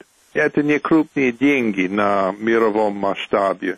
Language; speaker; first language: Russian; non-native, fluent; English